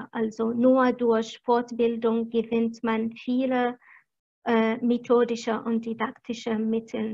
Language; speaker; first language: German; non-native, fluent; Arabic